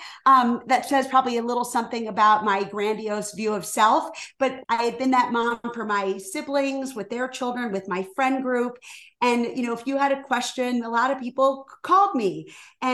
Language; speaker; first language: English; native; English